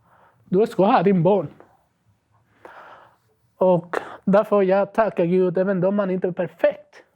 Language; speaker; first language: Swedish; non-native, learner; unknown